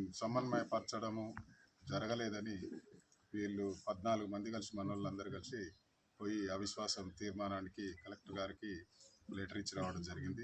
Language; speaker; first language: Telugu; native; Telugu